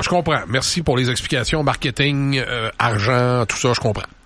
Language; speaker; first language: French; native; French